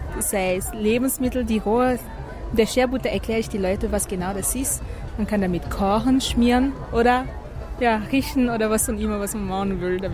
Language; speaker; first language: German; non-native, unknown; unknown